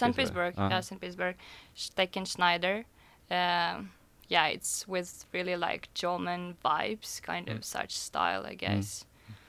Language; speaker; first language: English; non-native, fluent; Russian